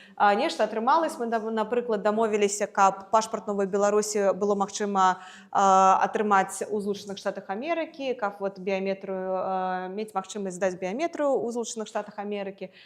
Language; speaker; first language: Belarusian; non-native, local second language; Russian